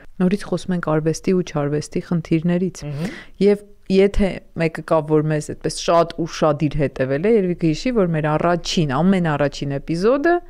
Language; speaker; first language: Armenian; native; Armenian